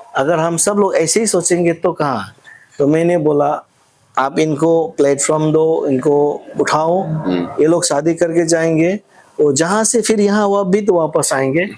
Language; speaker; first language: Hindi; non-native, local second language; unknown